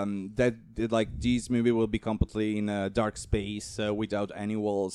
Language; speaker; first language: English; non-native, fluent; Italian